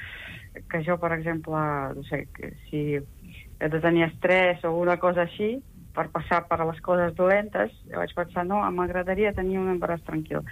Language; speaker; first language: Catalan; non-native, fluent; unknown